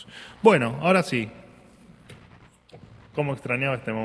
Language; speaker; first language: Spanish; native; Spanish